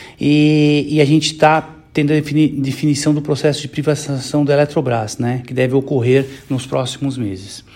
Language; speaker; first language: Portuguese; native; Portuguese